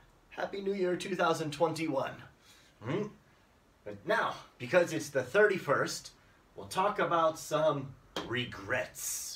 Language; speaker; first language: English; native; English